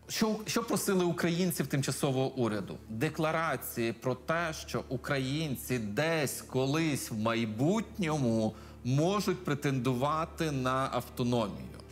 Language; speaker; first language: Ukrainian; native; Ukrainian